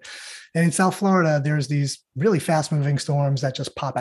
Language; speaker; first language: English; native; English